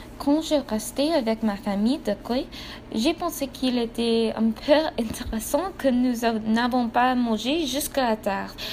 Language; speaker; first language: French; non-native, learner; English